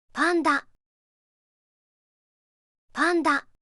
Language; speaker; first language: Japanese; native; Japanese